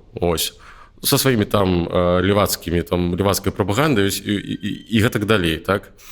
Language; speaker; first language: Belarusian; non-native, local second language; Russian